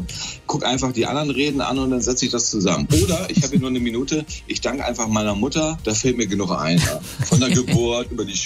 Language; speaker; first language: German; native; German